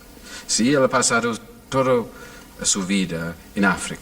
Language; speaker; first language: Spanish; non-native, fluent; English